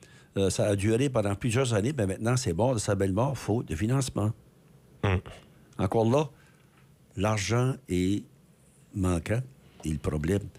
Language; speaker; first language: French; native; French